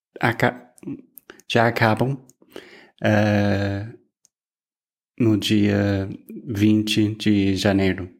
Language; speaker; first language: Portuguese; non-native, fluent; English